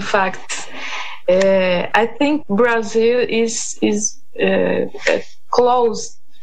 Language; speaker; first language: English; non-native, learner; Spanish